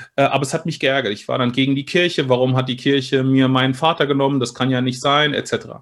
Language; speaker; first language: German; early bilingual, other home language; Spanish